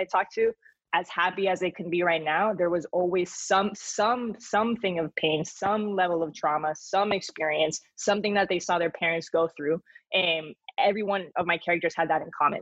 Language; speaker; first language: English; non-native, fluent; Spanish